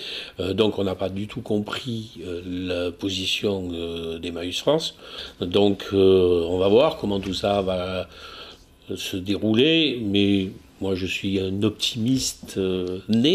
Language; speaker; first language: French; native; French